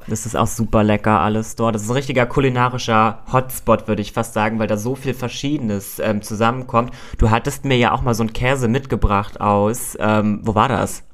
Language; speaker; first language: German; native; German